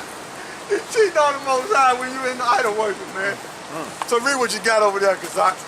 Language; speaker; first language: English; native; English